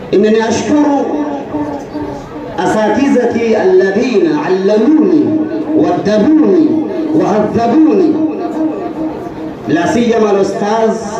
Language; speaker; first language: Arabic; non-native, fluent; Urdu